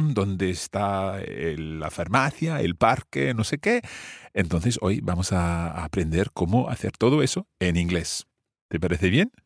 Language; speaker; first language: Spanish; non-native, fluent; English